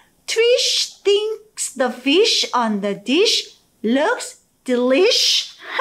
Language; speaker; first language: English; non-native, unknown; Korean